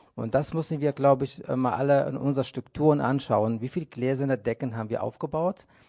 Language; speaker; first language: German; non-native, fluent; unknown